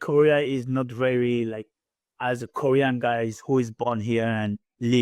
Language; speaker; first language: English; non-native, learner; French